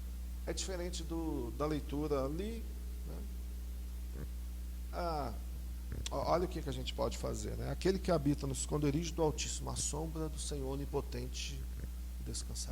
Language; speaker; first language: Portuguese; native; Portuguese